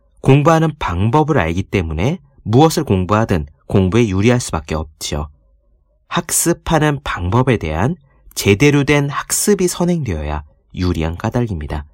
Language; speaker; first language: Korean; native; Korean